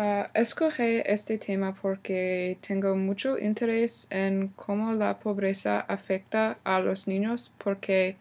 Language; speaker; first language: Spanish; non-native, learner; English